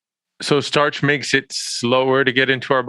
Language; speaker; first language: English; native; English